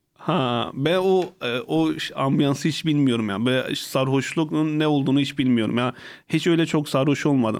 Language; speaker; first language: Turkish; non-native, local second language; Kurdish